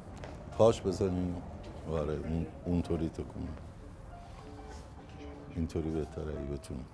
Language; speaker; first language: Greek; non-native, learner; Persian